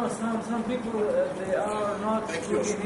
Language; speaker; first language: English; non-native, learner; Arabic